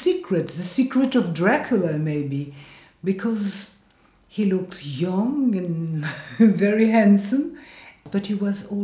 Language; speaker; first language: English; non-native, learner; French